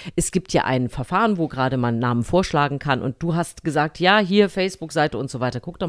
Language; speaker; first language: German; native; German